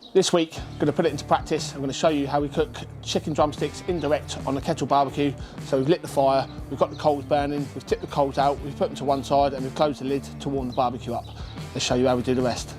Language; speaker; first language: English; native; English